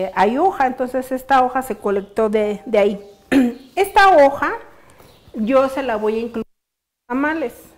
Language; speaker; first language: Spanish; native; Spanish